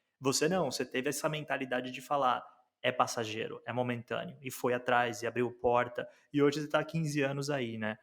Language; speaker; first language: Portuguese; native; Portuguese